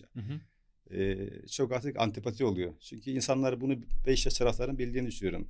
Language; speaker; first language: Turkish; native; Turkish